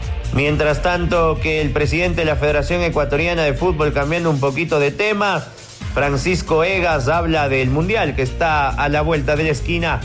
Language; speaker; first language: Spanish; native; Spanish